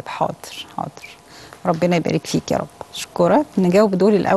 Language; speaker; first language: Arabic; native; Arabic